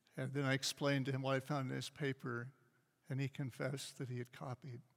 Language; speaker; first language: English; native; English